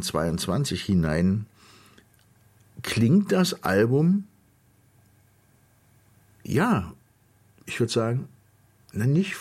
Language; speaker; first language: German; native; German